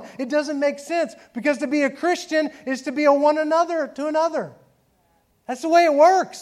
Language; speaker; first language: English; native; English